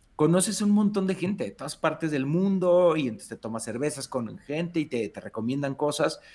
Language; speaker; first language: Spanish; native; Spanish